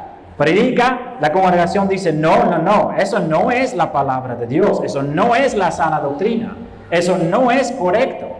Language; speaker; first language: Spanish; non-native, fluent; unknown